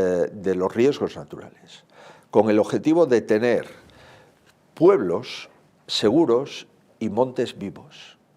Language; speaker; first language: Spanish; native; Spanish